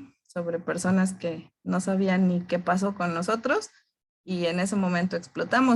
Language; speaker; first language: Spanish; native; Spanish